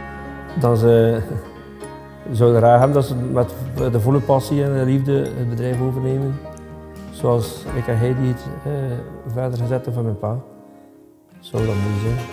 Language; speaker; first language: Dutch; native; Dutch